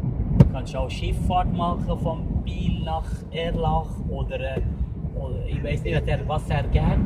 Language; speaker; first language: German; non-native, learner; Kannada